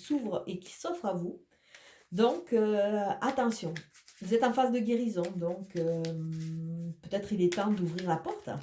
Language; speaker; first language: French; native; French